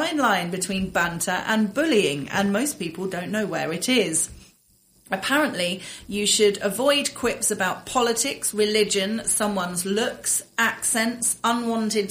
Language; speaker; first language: English; native; English